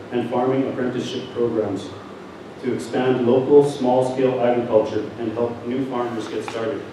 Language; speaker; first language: English; native; English